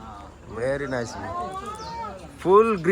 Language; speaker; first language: English; non-native, local second language; Tulu